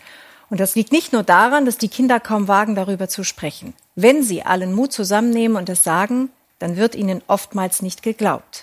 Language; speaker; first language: German; native; German